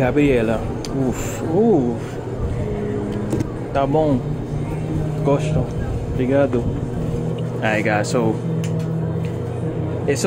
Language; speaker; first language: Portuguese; non-native, learner; English